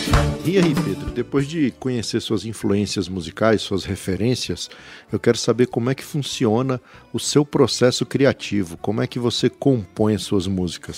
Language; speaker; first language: Portuguese; native; Portuguese